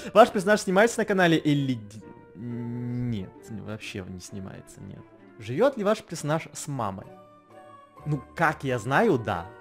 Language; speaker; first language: Russian; native; Russian